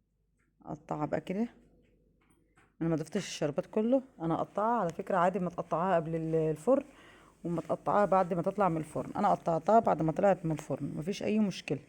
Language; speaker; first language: Arabic; native; Arabic